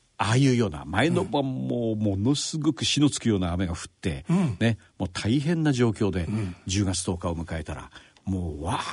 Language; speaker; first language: Japanese; native; Japanese